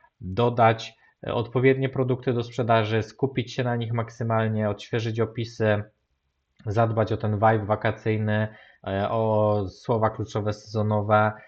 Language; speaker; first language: Polish; native; Polish